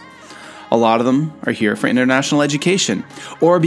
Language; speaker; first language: English; native; English